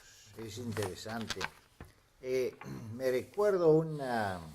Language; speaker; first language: Spanish; non-native, fluent; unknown